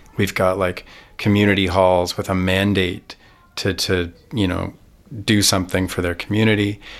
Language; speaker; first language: English; native; English